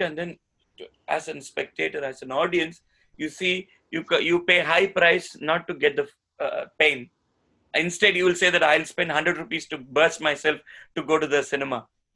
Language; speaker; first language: English; non-native, local second language; Tamil